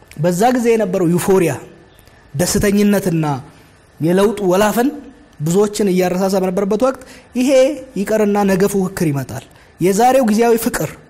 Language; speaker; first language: Amharic; non-native, local second language; Oromo